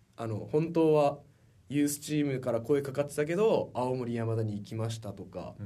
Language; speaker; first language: Japanese; native; Japanese